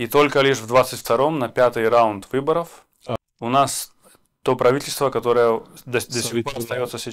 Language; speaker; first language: Russian; native; Russian